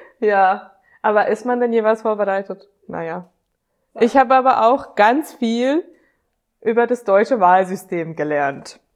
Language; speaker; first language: German; non-native, fluent; Hungarian